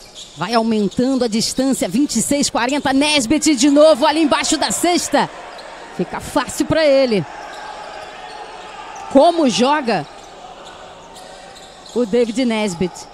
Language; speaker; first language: Portuguese; native; Portuguese